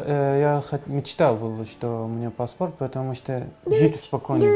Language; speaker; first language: Russian; non-native, learner; Arabic